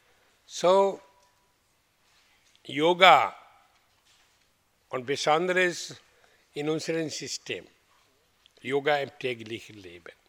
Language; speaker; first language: German; non-native, learner; Hindi